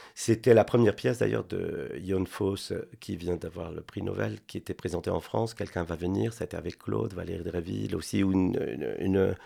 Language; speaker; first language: French; non-native, fluent; Spanish